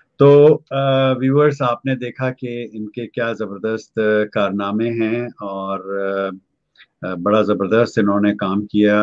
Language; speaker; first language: Urdu; native; Urdu